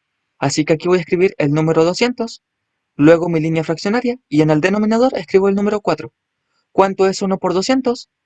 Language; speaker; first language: Spanish; native; Spanish